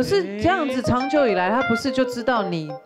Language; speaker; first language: Chinese; native; Chinese